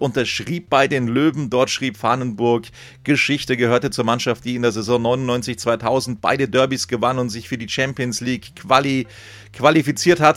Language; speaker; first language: German; native; German